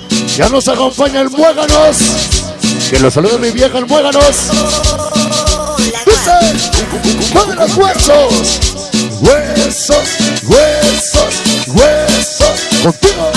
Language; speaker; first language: Spanish; native; Spanish